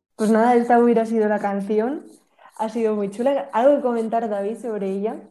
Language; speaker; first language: Spanish; native; Spanish